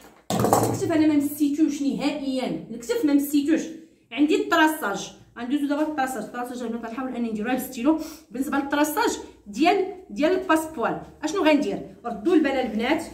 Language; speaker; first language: Arabic; native; Arabic